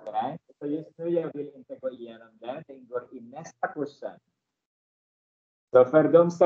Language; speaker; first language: Swedish; non-native, learner; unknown